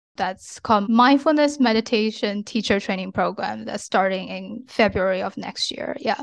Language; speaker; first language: English; non-native, fluent; Chinese